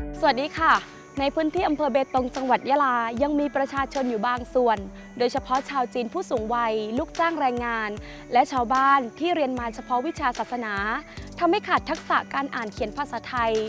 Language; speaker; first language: Thai; native; Thai